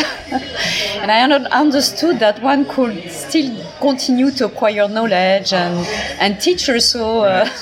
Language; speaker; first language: English; non-native, fluent; French